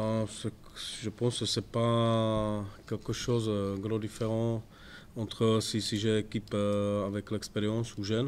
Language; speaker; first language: French; non-native, fluent; Czech